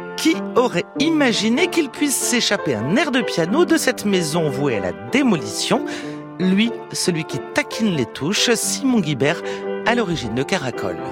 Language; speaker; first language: French; native; French